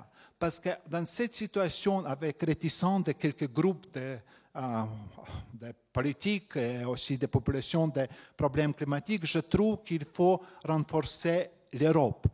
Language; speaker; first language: French; non-native, fluent; Latvian